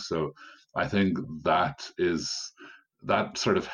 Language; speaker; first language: English; native; English